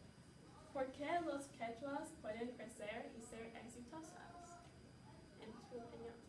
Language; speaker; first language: Spanish; non-native, learner; English